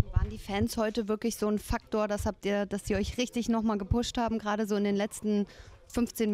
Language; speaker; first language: German; native; German